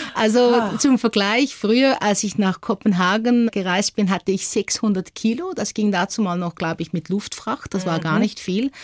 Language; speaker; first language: German; native; German